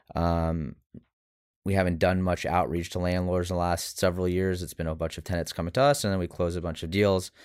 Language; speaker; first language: English; native; English